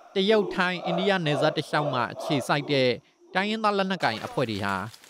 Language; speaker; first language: Burmese; native; Burmese